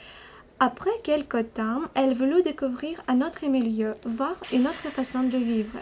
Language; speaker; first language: French; non-native, learner; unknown